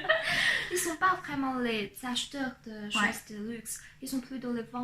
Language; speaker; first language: French; non-native, fluent; Chinese